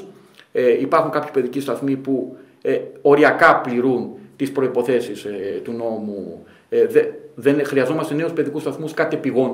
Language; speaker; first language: Greek; native; Greek